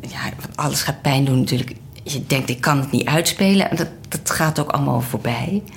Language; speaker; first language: Dutch; native; Dutch